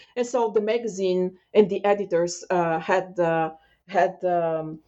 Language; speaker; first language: English; non-native, fluent; Bulgarian